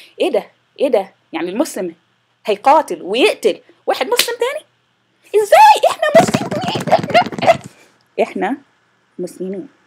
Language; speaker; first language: Arabic; non-native, fluent; English